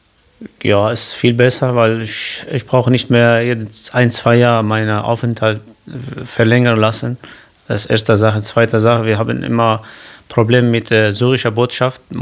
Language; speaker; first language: German; non-native, learner; Arabic